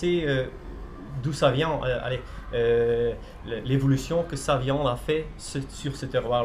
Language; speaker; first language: French; non-native, local second language; Dutch